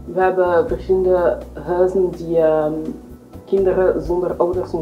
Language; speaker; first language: Dutch; non-native, learner; French